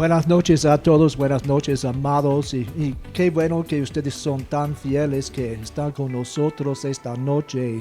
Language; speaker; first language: Spanish; non-native, fluent; English